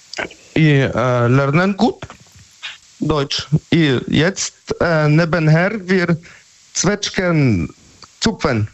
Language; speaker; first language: German; non-native, learner; Polish